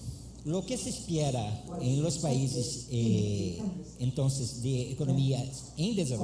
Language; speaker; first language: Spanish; non-native, learner; Portuguese